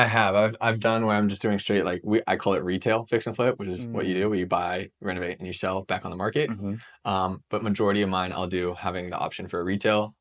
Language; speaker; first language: English; native; English